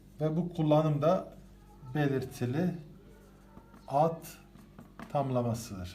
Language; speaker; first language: Turkish; native; Turkish